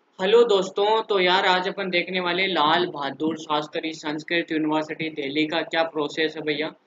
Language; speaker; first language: Hindi; native; Hindi